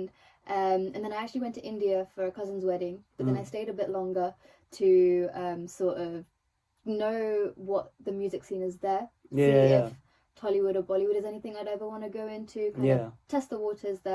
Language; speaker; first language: English; non-native, local second language; Telugu